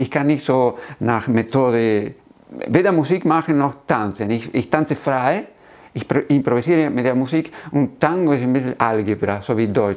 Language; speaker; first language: German; non-native, fluent; Spanish